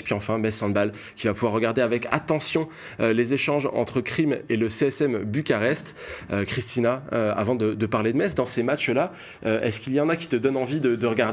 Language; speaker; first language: French; native; French